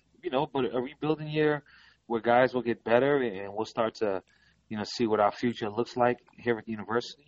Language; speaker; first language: English; native; English